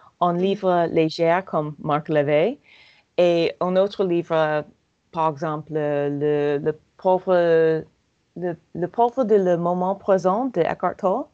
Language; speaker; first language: French; non-native, learner; English